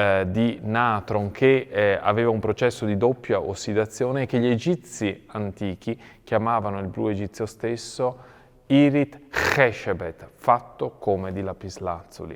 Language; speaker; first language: Italian; native; Italian